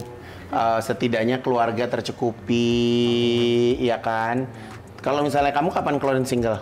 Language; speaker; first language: Indonesian; native; Indonesian